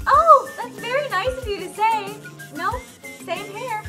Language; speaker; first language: English; native; English